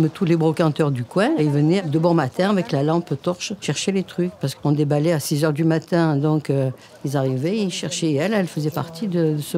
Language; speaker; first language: French; native; French